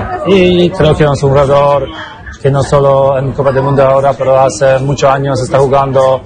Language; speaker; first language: Spanish; non-native, fluent; Polish